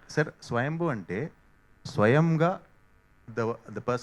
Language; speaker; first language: Telugu; non-native, learner; Hindi